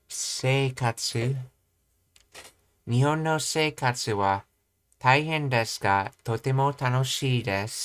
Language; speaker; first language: Japanese; non-native, learner; English